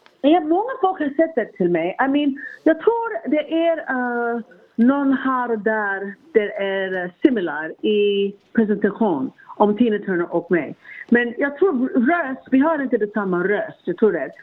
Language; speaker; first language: Swedish; non-native, learner; English